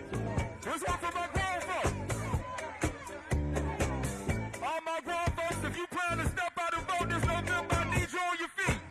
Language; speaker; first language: English; native; English